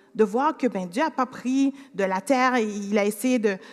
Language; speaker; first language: French; native; French